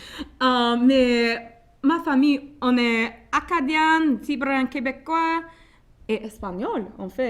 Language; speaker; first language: French; non-native, local second language; English